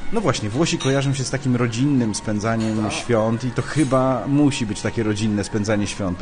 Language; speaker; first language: Polish; native; Polish